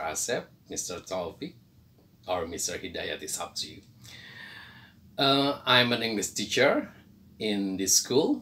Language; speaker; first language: English; non-native, fluent; Indonesian